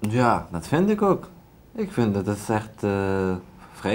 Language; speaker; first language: Dutch; non-native, learner; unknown